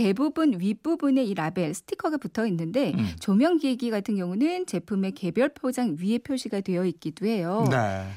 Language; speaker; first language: Korean; native; Korean